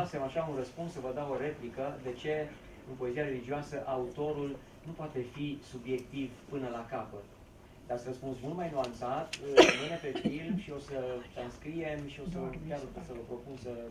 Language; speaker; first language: Romanian; native; Romanian